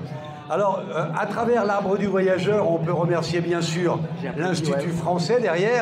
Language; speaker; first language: French; native; French